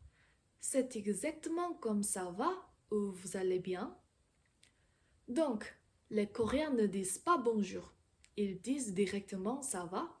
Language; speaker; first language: French; non-native, fluent; Korean